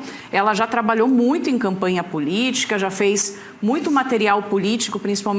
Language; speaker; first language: Portuguese; native; Portuguese